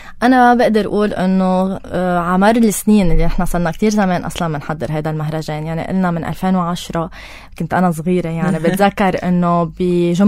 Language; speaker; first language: Arabic; native; Arabic